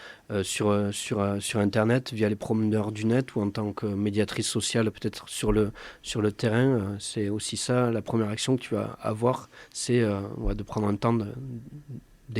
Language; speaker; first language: French; native; French